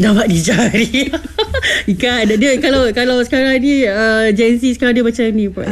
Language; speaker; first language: Malay; native; Malay